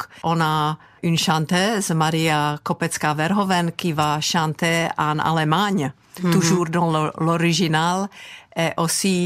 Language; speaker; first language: French; non-native, fluent; Czech